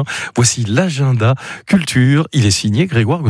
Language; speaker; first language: French; native; French